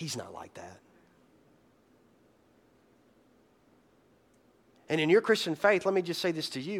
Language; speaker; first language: English; native; English